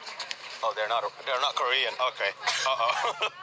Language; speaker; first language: English; non-native, fluent; Indonesian